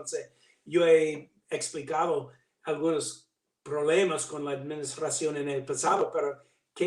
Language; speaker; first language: Spanish; non-native, learner; English